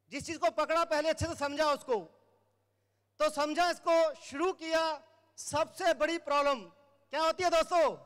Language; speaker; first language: Hindi; native; Hindi